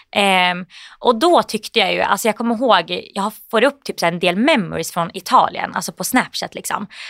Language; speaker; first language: Swedish; native; Swedish